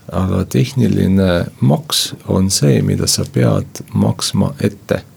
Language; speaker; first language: Estonian; non-native, local second language; Russian